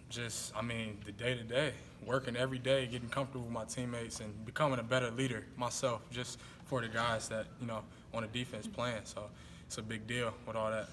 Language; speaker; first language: English; native; English